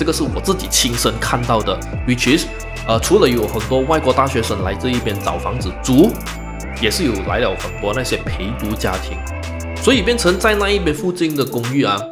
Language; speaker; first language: Chinese; native; Chinese